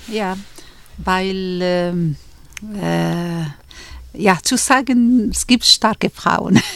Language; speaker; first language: German; non-native, learner; Arabic